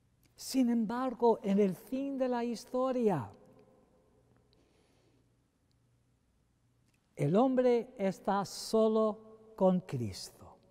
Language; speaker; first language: Spanish; non-native, fluent; English